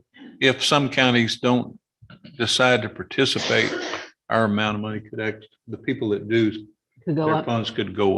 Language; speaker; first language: English; native; English